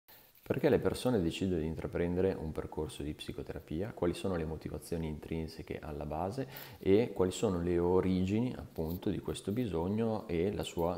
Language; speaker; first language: Italian; native; Italian